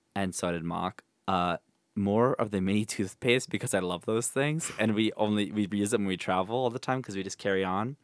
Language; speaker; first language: English; native; English